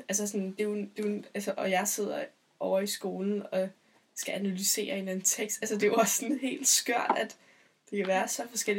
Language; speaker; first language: Danish; native; Danish